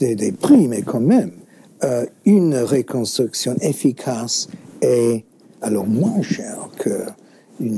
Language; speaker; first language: French; non-native, fluent; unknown